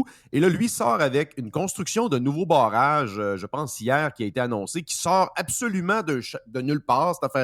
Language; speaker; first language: French; native; French